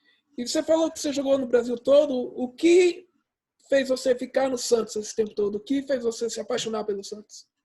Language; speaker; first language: Portuguese; early bilingual, heritage; English